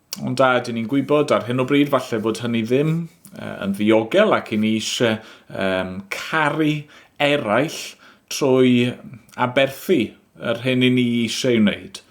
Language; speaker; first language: Welsh; native; Welsh